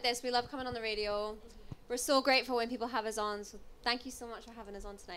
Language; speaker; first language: English; native; English